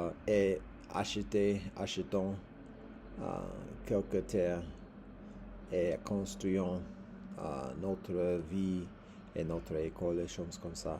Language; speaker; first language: French; non-native, learner; English